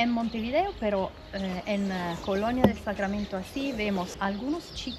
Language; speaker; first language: Spanish; non-native, learner; Italian